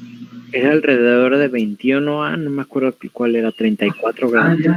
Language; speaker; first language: Spanish; native; Spanish